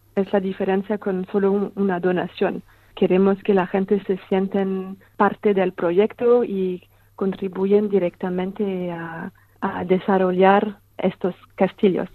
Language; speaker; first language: Spanish; non-native, fluent; French